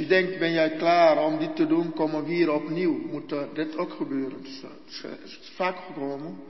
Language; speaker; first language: Dutch; non-native, learner; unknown